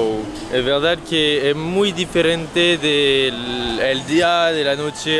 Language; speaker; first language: Spanish; non-native, fluent; French